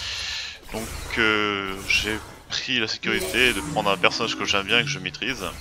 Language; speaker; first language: French; native; French